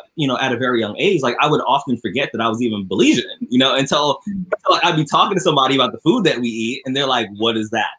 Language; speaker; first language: English; native; English